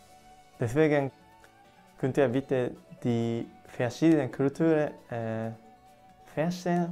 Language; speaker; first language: German; non-native, learner; Japanese